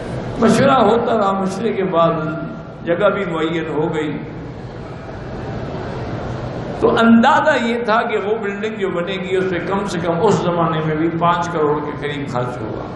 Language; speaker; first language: Urdu; native; Urdu